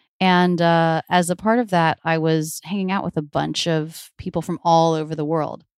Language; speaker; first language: English; native; English